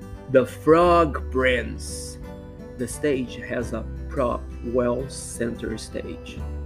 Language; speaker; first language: English; non-native, fluent; Portuguese